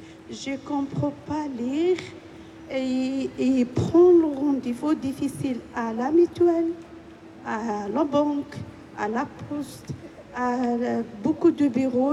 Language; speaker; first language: French; non-native, learner; Arabic